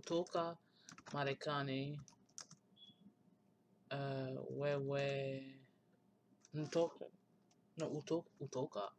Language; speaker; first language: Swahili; non-native, learner; English